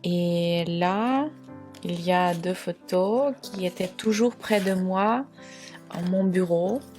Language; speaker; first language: French; non-native, fluent; Ukrainian